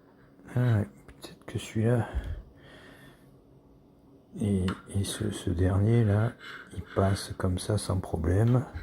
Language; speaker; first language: French; native; French